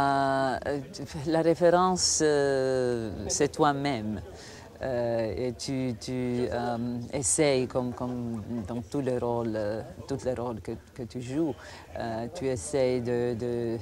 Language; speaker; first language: French; non-native, fluent; Croatian